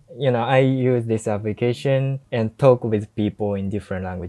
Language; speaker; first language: English; non-native, fluent; Japanese